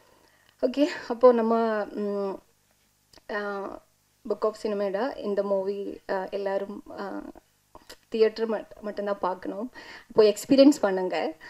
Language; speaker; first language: Tamil; non-native, learner; Malayalam